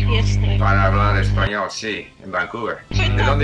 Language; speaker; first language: Spanish; non-native, fluent; English